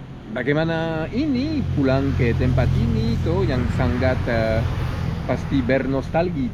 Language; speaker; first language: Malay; non-native, fluent; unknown